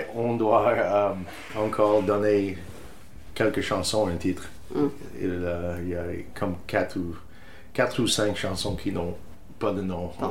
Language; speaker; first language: French; non-native, fluent; English